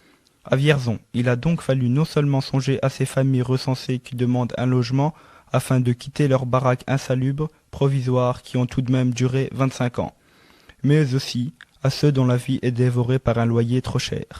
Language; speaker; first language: French; native; French